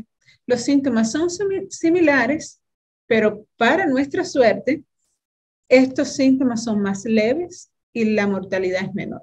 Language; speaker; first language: Spanish; native; Spanish